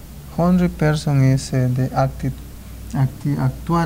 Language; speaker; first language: English; non-native, learner; Spanish